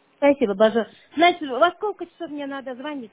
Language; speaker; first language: Russian; non-native, learner; Uzbek